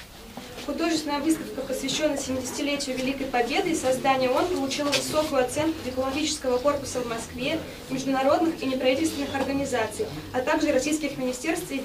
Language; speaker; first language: Russian; native; Russian